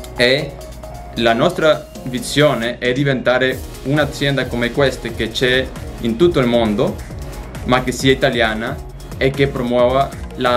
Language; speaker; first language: Italian; non-native, learner; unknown